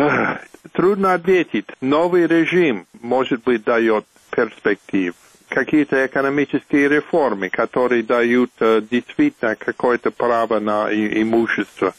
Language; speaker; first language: Russian; non-native, fluent; English